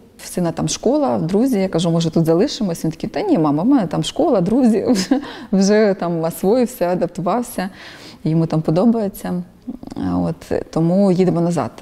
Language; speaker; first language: Ukrainian; native; Ukrainian